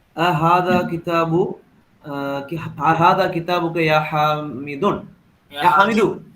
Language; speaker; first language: Arabic; non-native, learner; Tamil